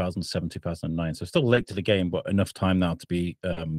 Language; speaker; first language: English; native; English